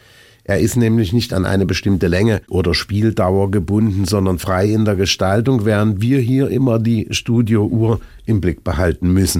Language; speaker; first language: German; native; German